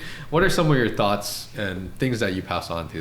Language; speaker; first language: English; native; English